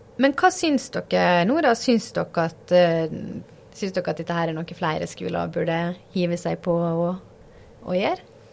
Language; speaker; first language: Norwegian; native; Norwegian